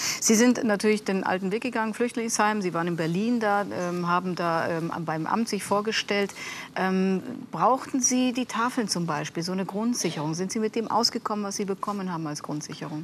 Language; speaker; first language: German; native; German